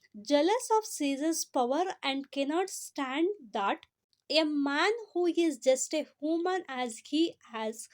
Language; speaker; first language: English; non-native, local second language; Kannada